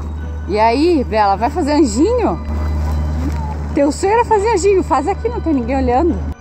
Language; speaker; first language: Portuguese; native; Portuguese